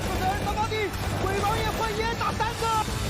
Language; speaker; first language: Chinese; native; Chinese